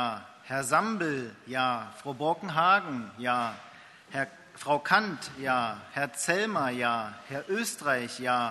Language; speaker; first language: German; native; German